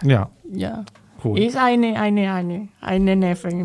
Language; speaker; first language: German; non-native, learner; Spanish